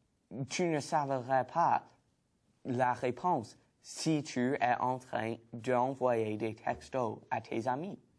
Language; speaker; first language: French; non-native, learner; English